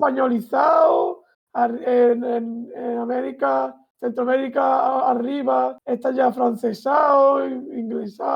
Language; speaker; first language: Spanish; native; Spanish